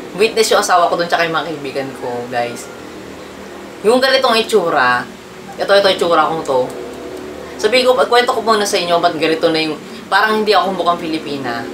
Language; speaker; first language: Filipino; native; Filipino